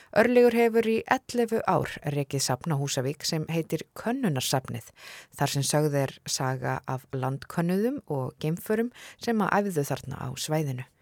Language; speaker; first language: Icelandic; native; Icelandic